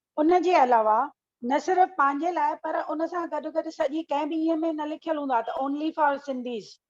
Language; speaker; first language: Sindhi; early bilingual, heritage; Sindhi